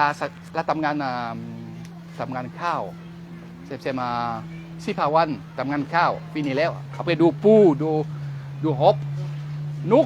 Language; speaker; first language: Thai; non-native, learner; French